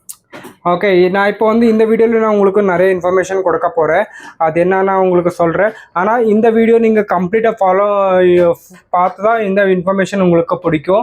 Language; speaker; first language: Tamil; non-native, learner; Telugu